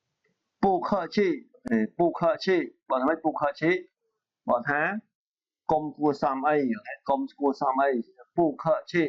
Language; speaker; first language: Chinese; non-native, fluent; Khmer